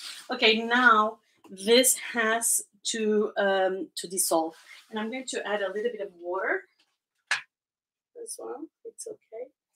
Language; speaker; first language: English; non-native, fluent; Portuguese